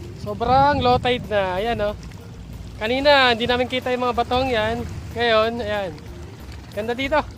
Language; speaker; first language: Filipino; native; Filipino